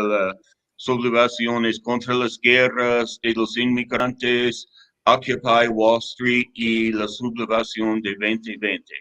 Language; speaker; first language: Spanish; non-native, fluent; English